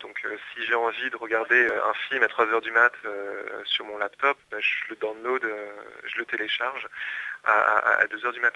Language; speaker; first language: French; native; French